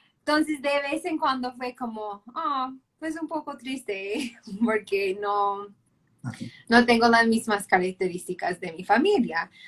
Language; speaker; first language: Spanish; non-native, fluent; English